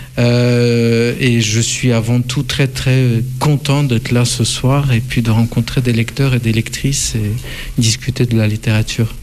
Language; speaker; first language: French; non-native, fluent; Russian